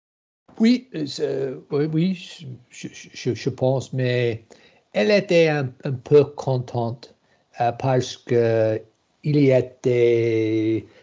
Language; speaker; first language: French; non-native, learner; English